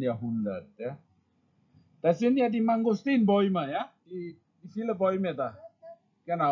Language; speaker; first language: German; non-native, fluent; Indonesian